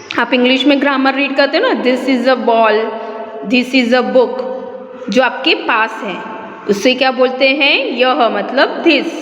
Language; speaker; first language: Hindi; non-native, local second language; Gujarati